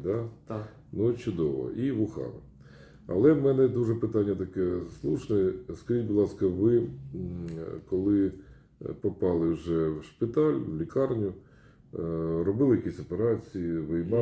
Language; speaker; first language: Ukrainian; native; Ukrainian